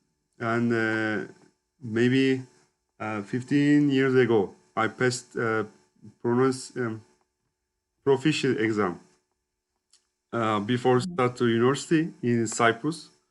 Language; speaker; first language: English; non-native, learner; Turkish